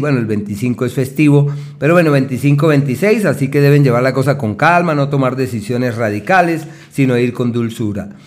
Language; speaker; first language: Spanish; native; Spanish